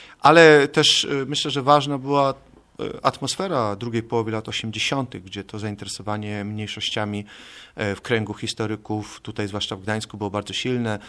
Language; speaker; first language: Polish; native; Polish